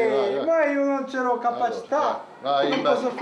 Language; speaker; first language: Italian; non-native, learner; Korean